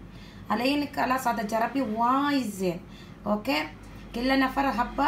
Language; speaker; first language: Arabic; non-native, learner; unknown